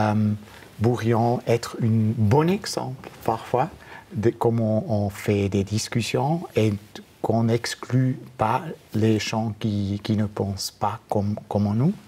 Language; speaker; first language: French; non-native, fluent; German